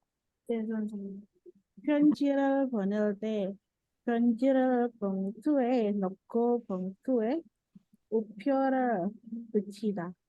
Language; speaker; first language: Korean; non-native, learner; Indonesian